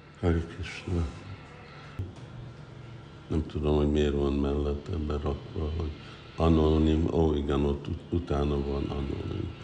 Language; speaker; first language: Hungarian; early bilingual, heritage; Hungarian